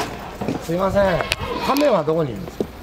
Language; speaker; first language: Japanese; native; Japanese